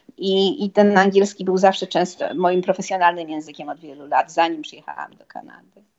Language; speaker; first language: Polish; native; Polish